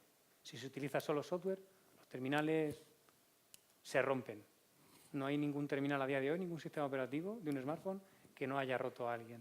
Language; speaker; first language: Spanish; native; Spanish